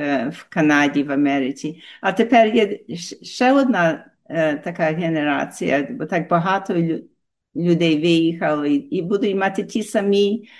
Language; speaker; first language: Ukrainian; early bilingual, heritage; Ukrainian